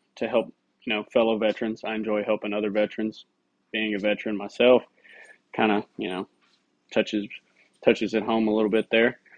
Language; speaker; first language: English; native; English